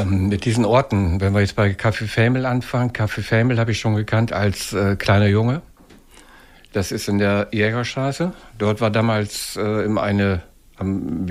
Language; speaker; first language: German; native; German